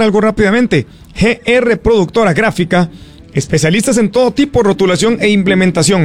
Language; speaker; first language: Spanish; native; Spanish